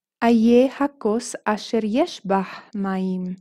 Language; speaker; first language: Hebrew; non-native, fluent; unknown